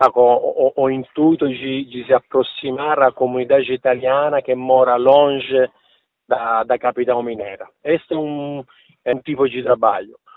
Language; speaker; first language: Portuguese; non-native, fluent; Italian